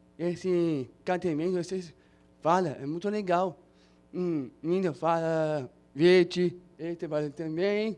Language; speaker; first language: Portuguese; non-native, learner; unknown